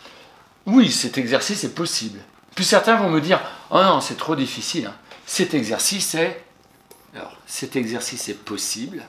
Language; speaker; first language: French; native; French